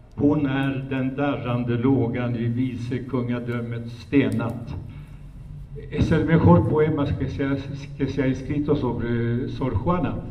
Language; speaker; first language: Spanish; non-native, fluent; Swedish